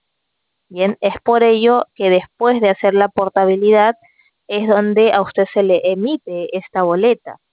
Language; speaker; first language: Spanish; native; Spanish